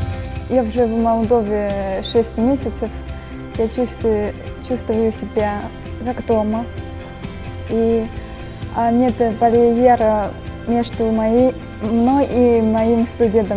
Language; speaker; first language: Russian; non-native, learner; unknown